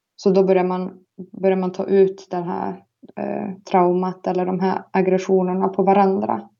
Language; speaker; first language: Swedish; native; Swedish